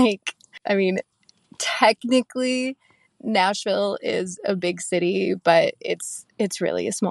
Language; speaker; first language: English; native; English